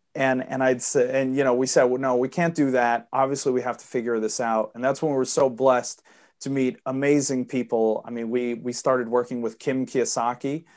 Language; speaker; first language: English; early bilingual, heritage; Swedish